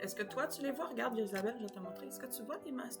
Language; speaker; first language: French; native; French